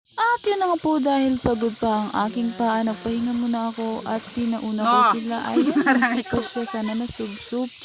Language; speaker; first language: Filipino; non-native, local second language; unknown